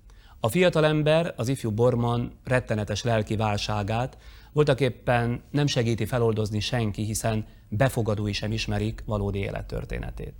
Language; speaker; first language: Hungarian; native; Hungarian